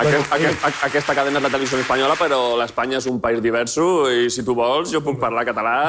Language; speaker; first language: Catalan; non-native, local second language; Spanish